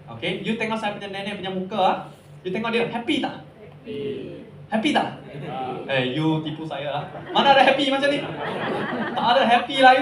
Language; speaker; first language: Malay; non-native, local second language; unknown